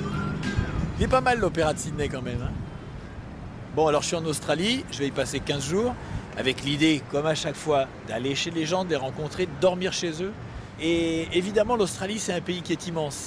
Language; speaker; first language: French; native; French